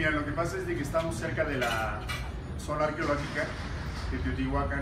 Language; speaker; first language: Spanish; native; Spanish